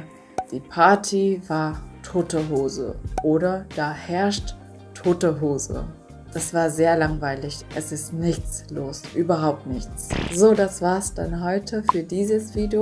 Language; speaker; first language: German; non-native, fluent; Vietnamese